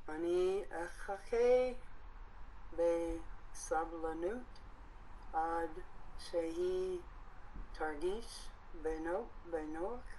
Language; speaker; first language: Hebrew; non-native, learner; English